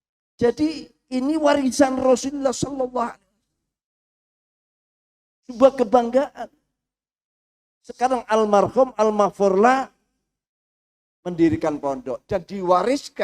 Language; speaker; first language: Indonesian; native; Indonesian